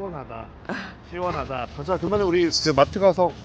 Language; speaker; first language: Korean; native; Korean